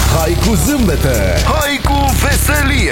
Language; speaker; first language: Romanian; native; Romanian